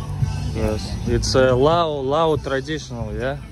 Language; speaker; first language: English; non-native, fluent; Russian